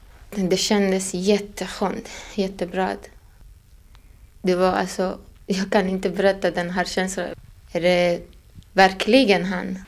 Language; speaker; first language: Swedish; non-native, fluent; Persian